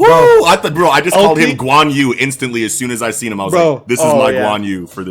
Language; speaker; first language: English; native; English